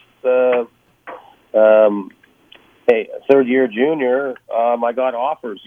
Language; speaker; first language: English; native; English